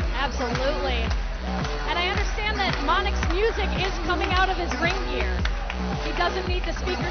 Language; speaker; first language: English; native; English